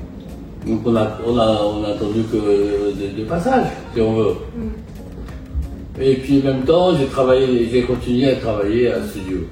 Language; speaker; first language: French; non-native, fluent; Japanese